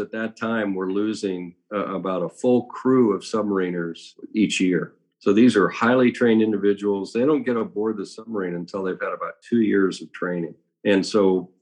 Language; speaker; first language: English; native; English